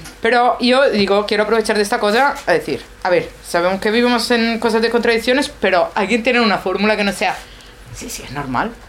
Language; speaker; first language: Spanish; non-native, fluent; Italian